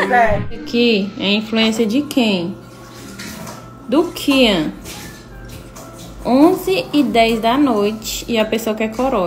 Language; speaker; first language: Portuguese; native; Portuguese